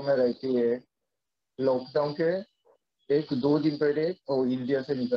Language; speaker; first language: Hindi; non-native, fluent; Japanese